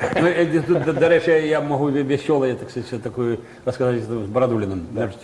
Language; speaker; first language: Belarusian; native; Belarusian